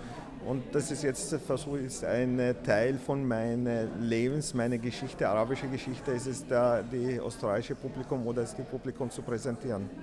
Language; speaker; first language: German; non-native, fluent; Arabic